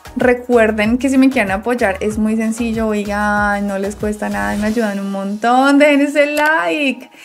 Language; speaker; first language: Spanish; native; Spanish